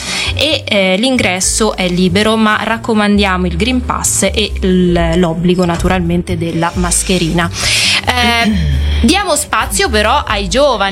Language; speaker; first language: Italian; native; Italian